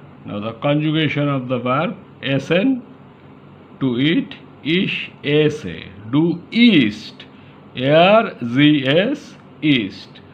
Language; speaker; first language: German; non-native, fluent; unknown